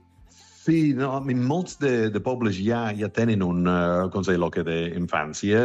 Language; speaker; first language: Catalan; non-native, fluent; English